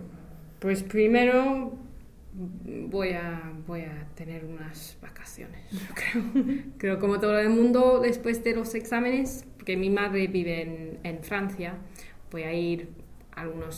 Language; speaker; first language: Spanish; non-native, fluent; English